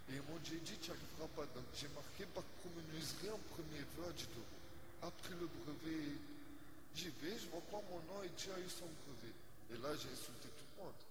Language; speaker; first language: French; native; French